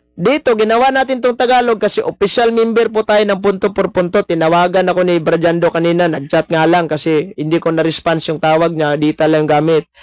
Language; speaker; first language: Filipino; non-native, local second language; Cebuano